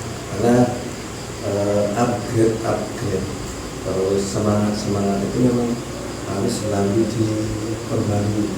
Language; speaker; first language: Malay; non-native, local second language; Javanese